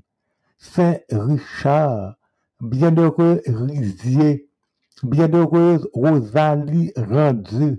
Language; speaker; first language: French; non-native, local second language; Haitian Creole